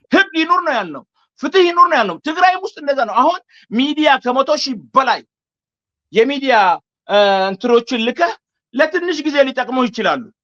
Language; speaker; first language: Amharic; non-native, local second language; Afar